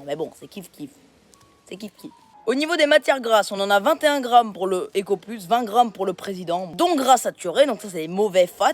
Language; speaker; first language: French; native; French